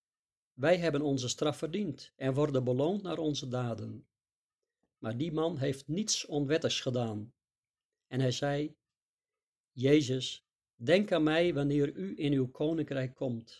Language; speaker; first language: Dutch; native; Dutch